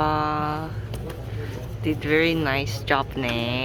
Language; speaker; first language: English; non-native, learner; Chinese